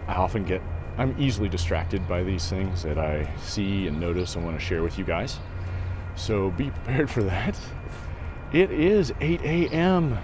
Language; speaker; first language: English; native; English